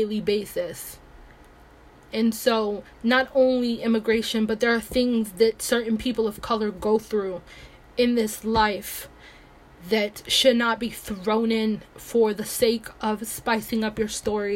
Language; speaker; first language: English; early bilingual, other home language; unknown